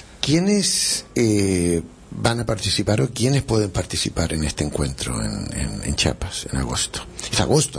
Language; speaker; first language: Spanish; native; Spanish